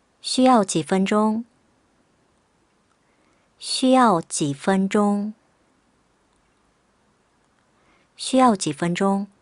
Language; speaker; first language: Chinese; non-native, fluent; Korean